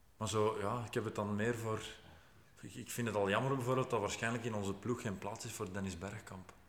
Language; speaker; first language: Dutch; native; Dutch